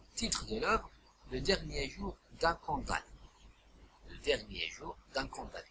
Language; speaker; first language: French; non-native, local second language; Arabic